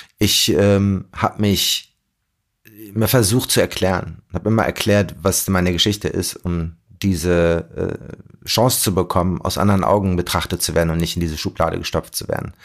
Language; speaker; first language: German; early bilingual, other home language; Arabic